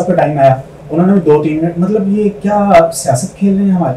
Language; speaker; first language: Urdu; native; Urdu